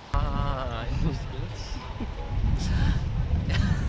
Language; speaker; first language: English; non-native, learner; Korean